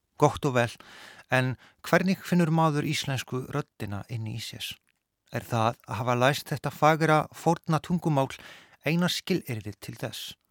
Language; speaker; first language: Icelandic; non-native, fluent; Polish